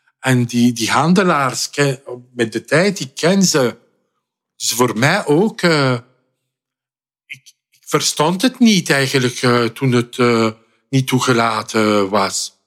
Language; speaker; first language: Dutch; non-native, fluent; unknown